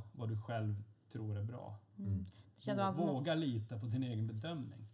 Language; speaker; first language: Swedish; native; Swedish